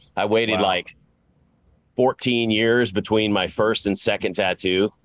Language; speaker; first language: English; native; English